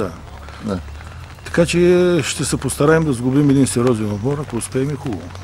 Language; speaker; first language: Bulgarian; native; Bulgarian